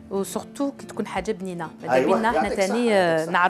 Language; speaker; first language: Arabic; native; Arabic